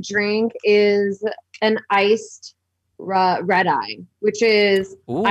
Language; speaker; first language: English; native; English